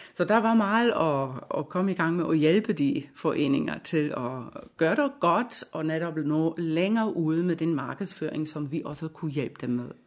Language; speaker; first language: Danish; non-native, fluent; German